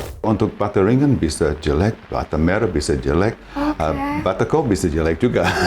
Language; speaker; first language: Indonesian; non-native, fluent; English